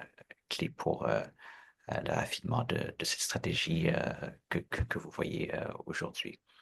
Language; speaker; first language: French; native; French